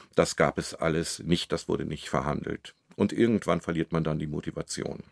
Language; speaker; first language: German; native; German